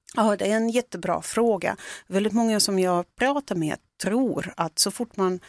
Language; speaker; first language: Swedish; early bilingual, other home language; Russian